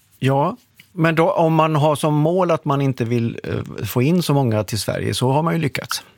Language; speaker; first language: Swedish; native; Swedish